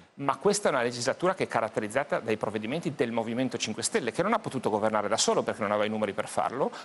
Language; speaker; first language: Italian; native; Italian